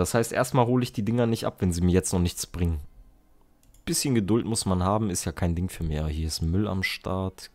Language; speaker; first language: German; native; German